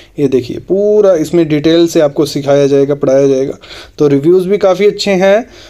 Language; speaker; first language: Hindi; native; Hindi